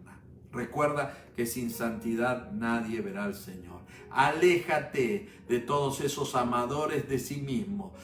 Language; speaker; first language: Spanish; native; Spanish